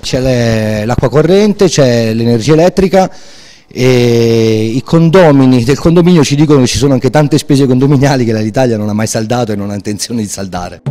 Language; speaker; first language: Italian; native; Italian